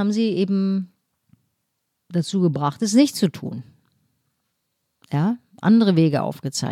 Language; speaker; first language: German; native; German